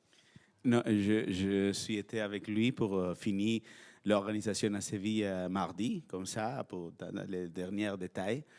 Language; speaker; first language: French; non-native, fluent; Spanish